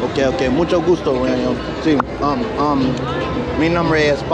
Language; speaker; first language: Spanish; non-native, learner; English